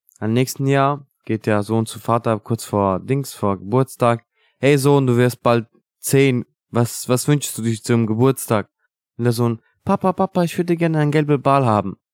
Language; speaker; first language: German; non-native, fluent; Italian